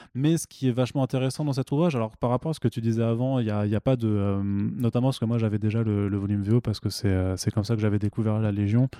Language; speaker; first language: French; native; French